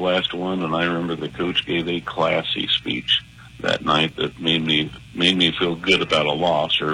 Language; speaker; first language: English; native; English